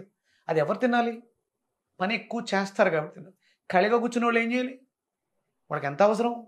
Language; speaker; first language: Telugu; native; Telugu